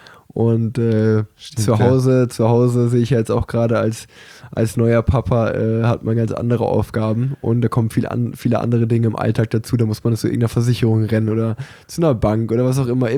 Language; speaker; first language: German; native; German